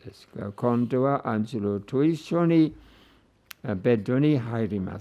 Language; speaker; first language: Japanese; non-native, fluent; English